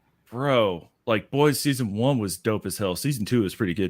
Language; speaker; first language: English; native; English